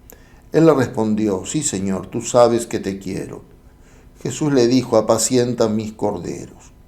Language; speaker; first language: Spanish; native; Spanish